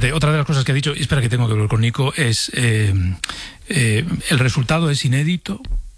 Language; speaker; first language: Spanish; native; Spanish